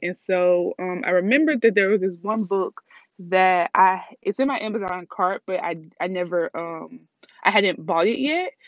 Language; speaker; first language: English; native; English